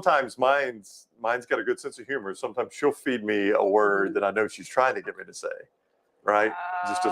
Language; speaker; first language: English; native; English